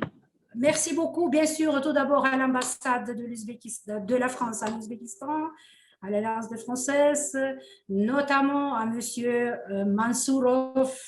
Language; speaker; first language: French; non-native, fluent; Uzbek